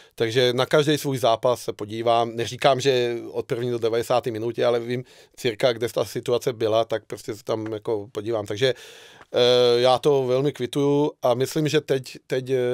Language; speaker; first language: Czech; non-native, fluent; Hungarian